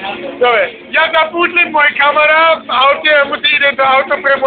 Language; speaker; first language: Slovak; non-native, learner; English